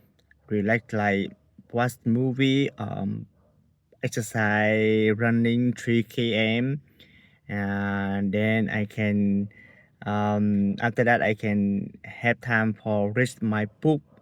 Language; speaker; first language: English; non-native, learner; Vietnamese